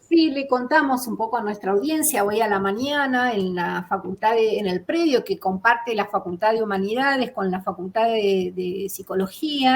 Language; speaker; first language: Spanish; native; Spanish